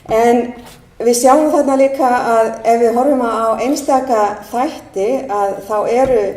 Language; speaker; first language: Icelandic; native; Icelandic